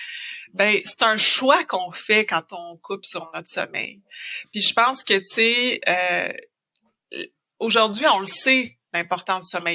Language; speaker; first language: French; native; French